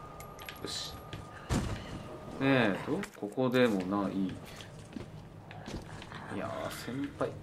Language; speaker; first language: Japanese; native; Japanese